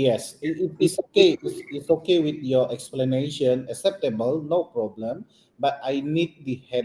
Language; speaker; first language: English; non-native, local second language; Malay